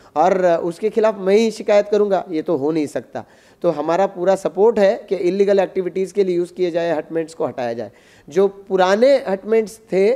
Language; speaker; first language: Hindi; non-native, local second language; Marathi